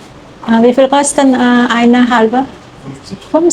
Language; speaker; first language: German; non-native, learner; Indonesian